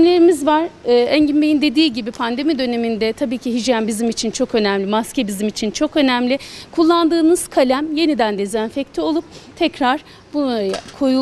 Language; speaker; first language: Turkish; native; Turkish